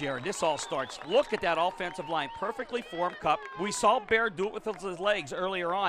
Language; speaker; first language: English; native; English